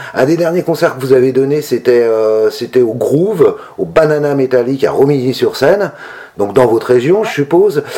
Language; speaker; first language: French; native; French